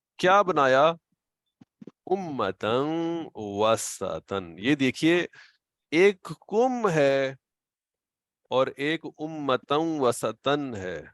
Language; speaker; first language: Urdu; native; Urdu